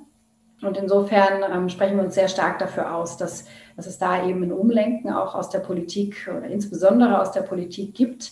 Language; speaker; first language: German; native; German